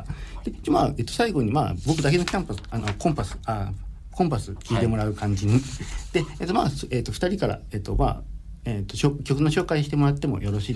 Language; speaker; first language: Japanese; native; Japanese